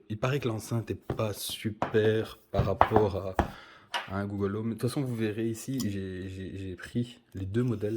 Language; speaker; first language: French; native; French